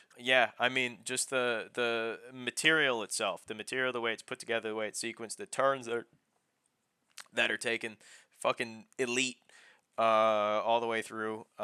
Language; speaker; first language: English; native; English